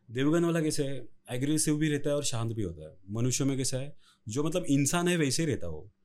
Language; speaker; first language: Hindi; non-native, local second language; Marathi